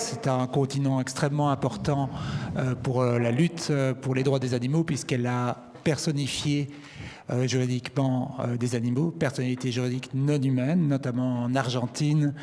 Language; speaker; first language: French; native; French